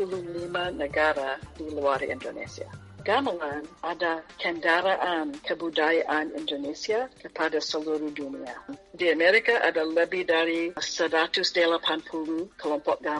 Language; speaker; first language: Indonesian; non-native, fluent; English